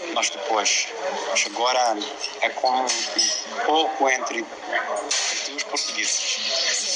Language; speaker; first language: Portuguese; non-native, fluent; English